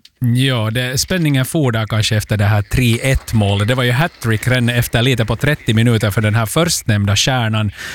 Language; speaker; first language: Swedish; native; Swedish